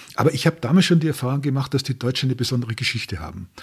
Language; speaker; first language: German; native; German